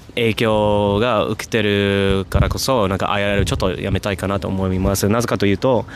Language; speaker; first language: Japanese; non-native, fluent; English